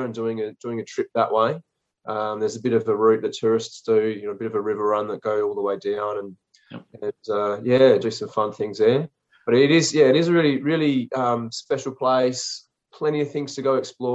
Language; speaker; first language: English; native; English